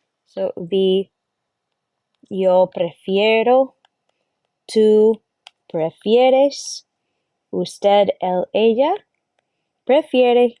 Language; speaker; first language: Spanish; non-native, fluent; English